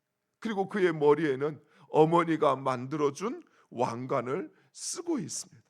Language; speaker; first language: Korean; native; Korean